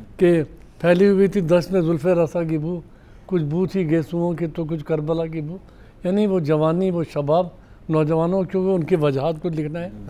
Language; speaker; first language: Urdu; native; Urdu